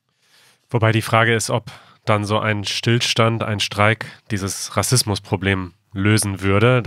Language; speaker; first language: German; native; German